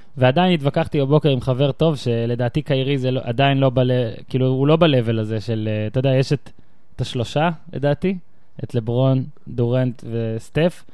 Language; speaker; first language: Hebrew; native; Hebrew